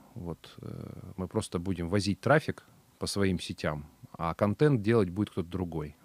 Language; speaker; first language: Russian; native; Russian